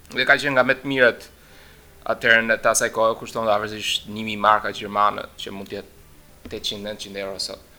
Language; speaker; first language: Albanian; early bilingual, heritage; Albanian